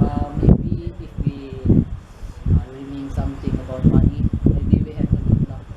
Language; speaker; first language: English; non-native, learner; Malay